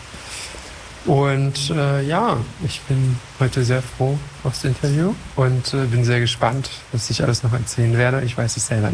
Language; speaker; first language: German; non-native, fluent; French